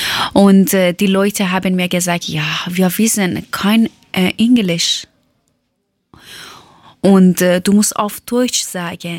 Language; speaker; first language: German; non-native, learner; Persian